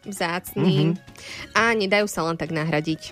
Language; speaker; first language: Slovak; native; Slovak